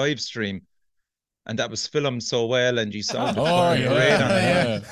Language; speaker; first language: English; native; English